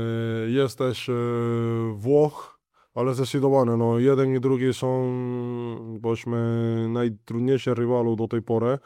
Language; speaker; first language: Polish; non-native, learner; Spanish